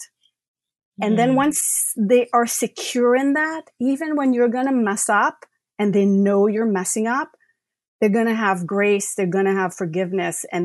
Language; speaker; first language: English; non-native, fluent; French